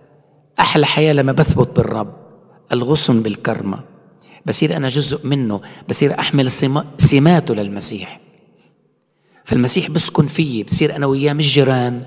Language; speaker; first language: Arabic; native; Arabic